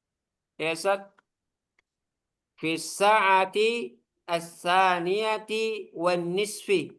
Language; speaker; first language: Arabic; non-native, learner; Indonesian